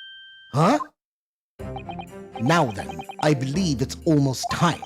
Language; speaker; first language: English; native; English